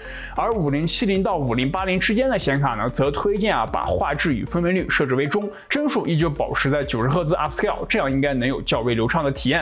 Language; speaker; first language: Chinese; native; Chinese